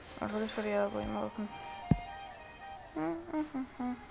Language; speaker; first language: Turkish; native; Turkish